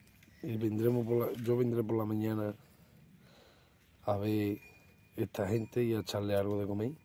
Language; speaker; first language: Spanish; native; Spanish